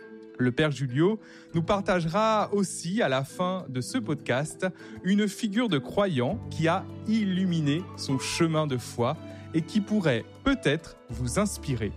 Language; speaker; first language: French; native; French